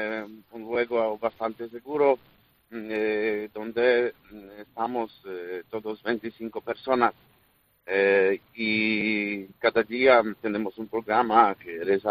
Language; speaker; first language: Spanish; non-native, fluent; Polish